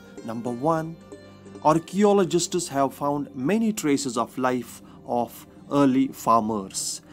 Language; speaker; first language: English; non-native, local second language; Kashmiri